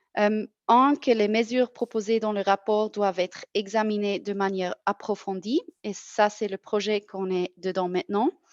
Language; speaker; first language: French; non-native, local second language; German